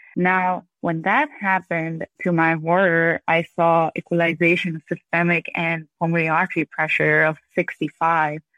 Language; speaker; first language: English; non-native, local second language; Urdu